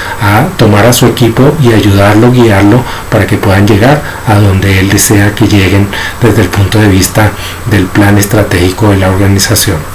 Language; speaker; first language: Spanish; native; Spanish